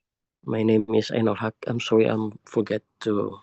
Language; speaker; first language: English; non-native, learner; Indonesian